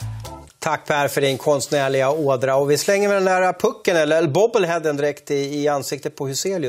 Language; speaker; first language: Swedish; native; Swedish